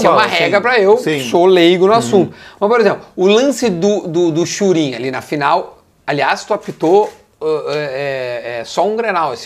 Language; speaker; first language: Portuguese; native; Portuguese